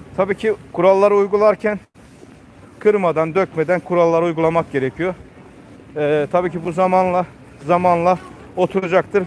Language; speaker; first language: Turkish; native; Turkish